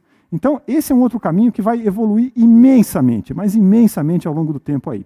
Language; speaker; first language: Portuguese; native; Portuguese